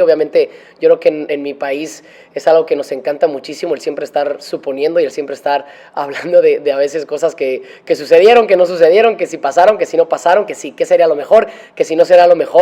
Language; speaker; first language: Spanish; native; Spanish